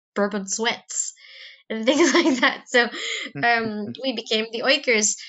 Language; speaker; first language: English; non-native, local second language; Cebuano